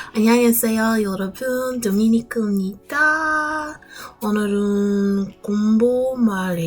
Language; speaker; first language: Korean; non-native, learner; English